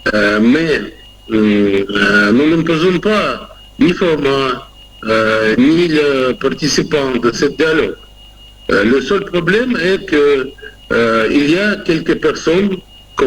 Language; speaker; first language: French; non-native, fluent; Russian